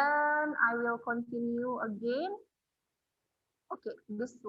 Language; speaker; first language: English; non-native, fluent; Indonesian